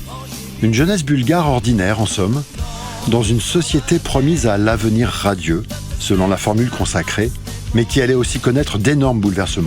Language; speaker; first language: French; native; French